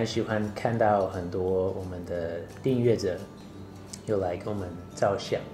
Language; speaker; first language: Chinese; non-native, fluent; English